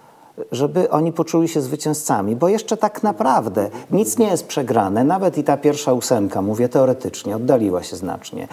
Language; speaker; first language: Polish; native; Polish